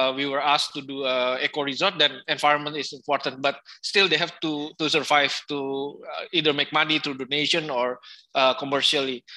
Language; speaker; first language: English; non-native, fluent; Indonesian